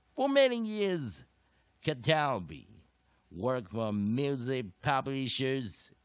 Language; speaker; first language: English; non-native, fluent; Chinese